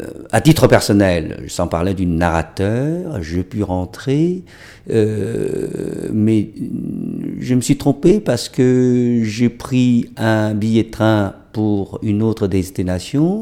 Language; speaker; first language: French; non-native, fluent; Chinese